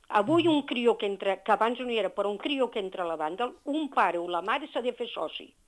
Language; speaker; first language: Catalan; native; Catalan